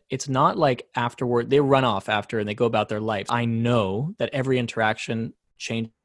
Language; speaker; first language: English; native; English